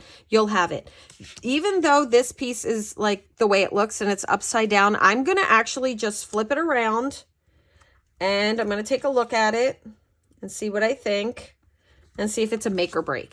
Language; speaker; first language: English; native; English